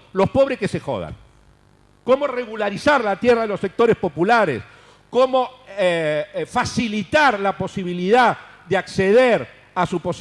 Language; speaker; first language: Spanish; native; Spanish